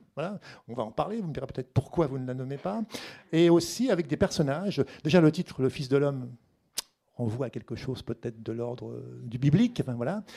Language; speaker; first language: French; native; French